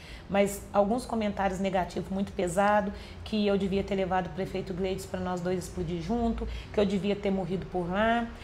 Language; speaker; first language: Portuguese; native; Portuguese